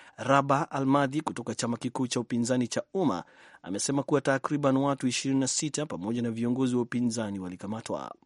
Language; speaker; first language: Swahili; non-native, local second language; Kikuyu